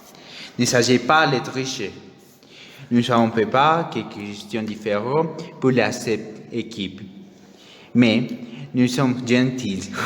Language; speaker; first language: French; non-native, learner; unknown